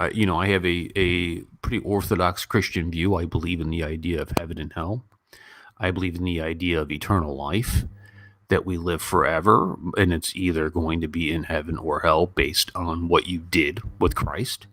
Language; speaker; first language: English; native; English